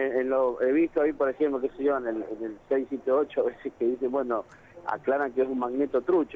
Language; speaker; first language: Spanish; native; Spanish